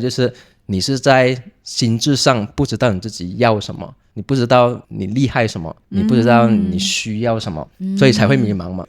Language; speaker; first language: Chinese; non-native, local second language; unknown